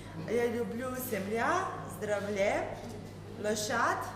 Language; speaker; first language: Russian; non-native, learner; Serbian